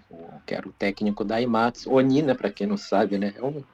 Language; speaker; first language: Portuguese; native; Portuguese